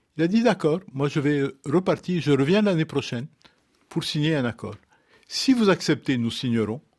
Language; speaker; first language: French; non-native, local second language; Arabic